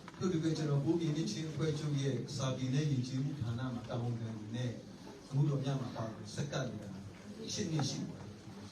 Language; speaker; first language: Burmese; non-native, local second language; Tedim Chin